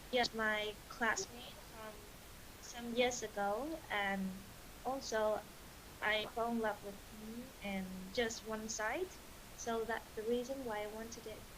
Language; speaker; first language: English; non-native, learner; Vietnamese